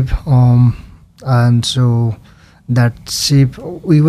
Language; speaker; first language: English; non-native, local second language; Nepali